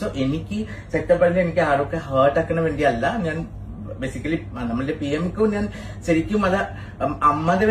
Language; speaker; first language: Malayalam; non-native, fluent; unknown